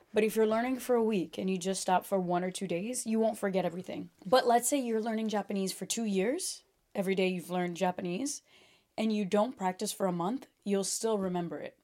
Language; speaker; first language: English; early bilingual, other home language; Portuguese